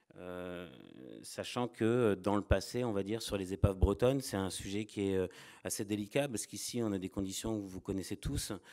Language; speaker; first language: French; native; French